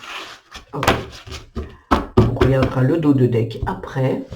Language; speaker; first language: French; native; French